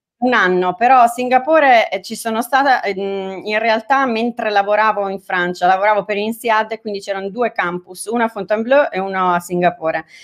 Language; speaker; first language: Italian; native; Italian